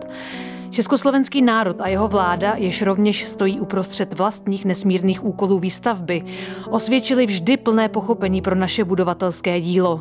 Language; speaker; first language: Czech; native; Czech